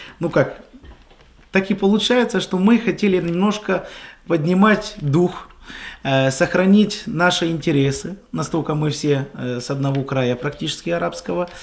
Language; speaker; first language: Russian; non-native, fluent; Arabic